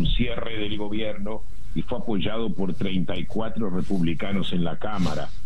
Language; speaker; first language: Spanish; native; Spanish